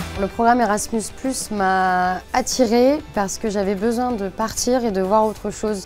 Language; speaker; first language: French; native; French